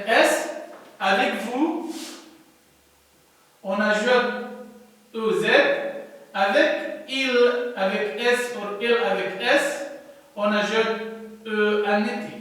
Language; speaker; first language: French; non-native, learner; Arabic